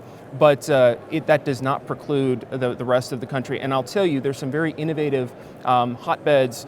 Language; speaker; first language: English; native; English